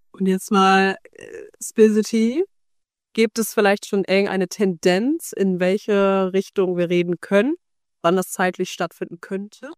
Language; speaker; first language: German; native; German